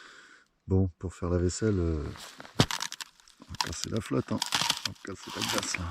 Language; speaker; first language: French; native; French